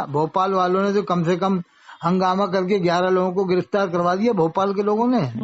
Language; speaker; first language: Urdu; native; Urdu